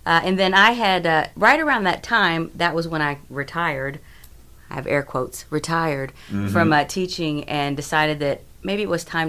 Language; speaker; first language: English; native; English